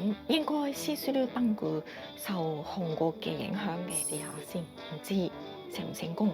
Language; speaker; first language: Cantonese; non-native, fluent; Japanese